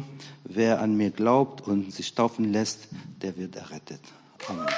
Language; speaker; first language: German; non-native, fluent; Arabic